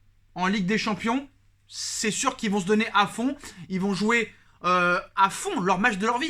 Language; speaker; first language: French; native; French